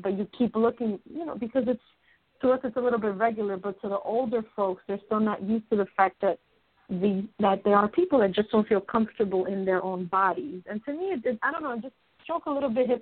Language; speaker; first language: English; early bilingual, other home language; Spanish